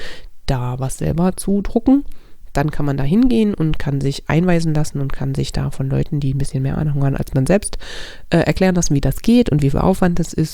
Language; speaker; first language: German; native; German